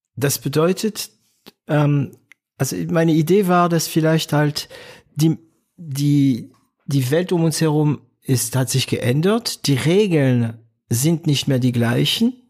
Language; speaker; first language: German; non-native, fluent; French